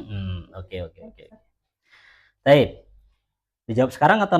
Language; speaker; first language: Indonesian; native; Indonesian